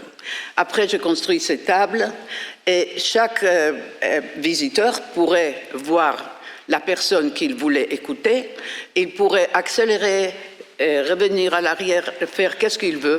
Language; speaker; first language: French; non-native, fluent; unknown